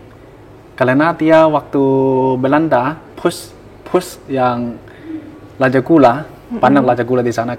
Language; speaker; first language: Indonesian; non-native, learner; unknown